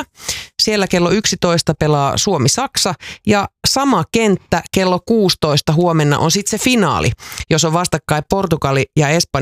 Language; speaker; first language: Finnish; native; Finnish